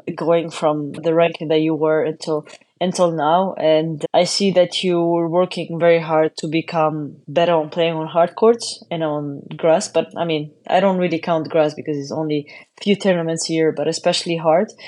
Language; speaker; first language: English; non-native, fluent; Arabic